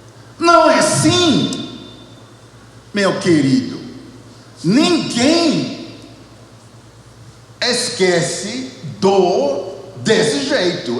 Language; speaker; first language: Portuguese; non-native, fluent; English